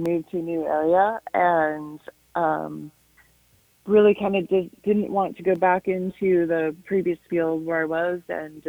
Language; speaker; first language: English; native; English